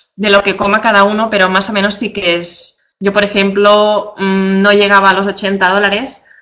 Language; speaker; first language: Spanish; native; Spanish